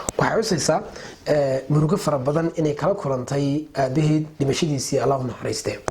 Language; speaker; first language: Somali; native; Somali